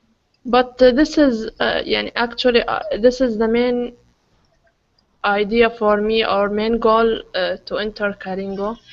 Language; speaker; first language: English; non-native, learner; Arabic